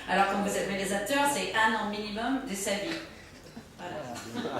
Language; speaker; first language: French; native; French